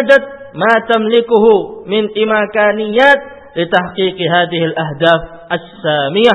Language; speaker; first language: Arabic; non-native, fluent; Indonesian